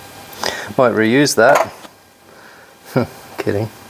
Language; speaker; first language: English; native; English